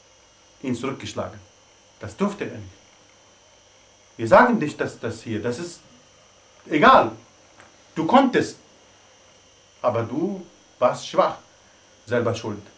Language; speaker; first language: German; non-native, fluent; Arabic